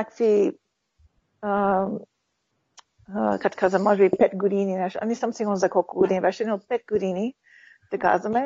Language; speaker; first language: Bulgarian; early bilingual, heritage; Bulgarian